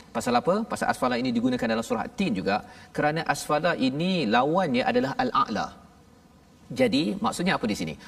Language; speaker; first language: Malay; native; Malay